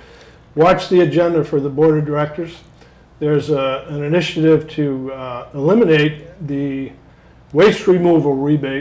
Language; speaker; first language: English; native; English